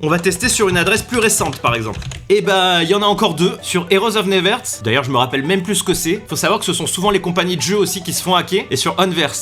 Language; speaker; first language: French; native; French